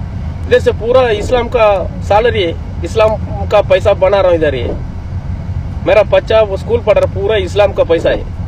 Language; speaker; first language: Hindi; non-native, local second language; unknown